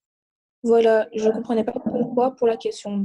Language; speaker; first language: French; native; French